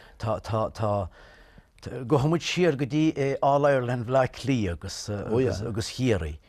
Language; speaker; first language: Irish; native; Irish